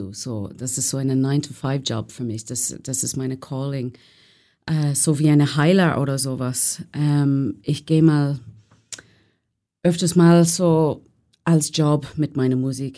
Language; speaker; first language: German; non-native, learner; English